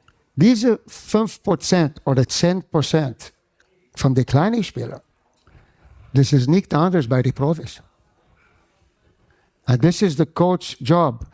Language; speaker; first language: German; non-native, fluent; English